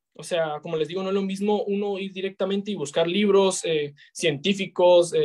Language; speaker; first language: Spanish; native; Spanish